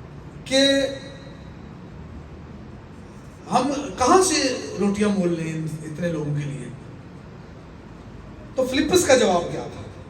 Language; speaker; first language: Urdu; native; Urdu